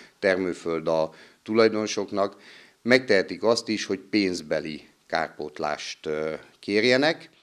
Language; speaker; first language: Hungarian; native; Hungarian